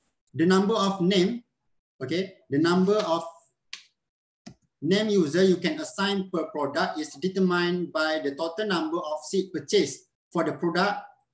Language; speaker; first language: English; non-native, local second language; Malay